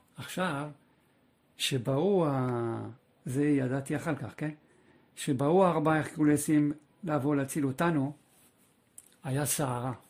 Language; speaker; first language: Hebrew; non-native, fluent; French